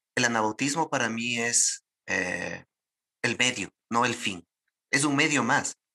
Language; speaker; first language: Spanish; native; Spanish